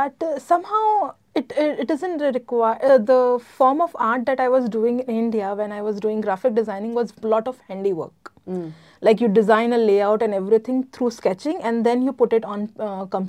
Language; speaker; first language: English; non-native, local second language; Gujarati